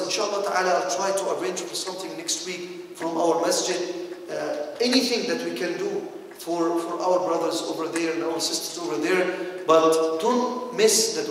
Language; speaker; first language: English; non-native, fluent; Arabic